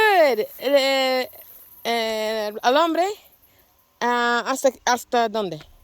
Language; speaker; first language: Spanish; non-native, learner; English